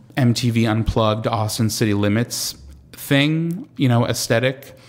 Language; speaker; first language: English; native; English